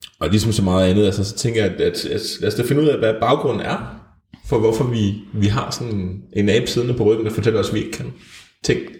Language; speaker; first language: Danish; native; Danish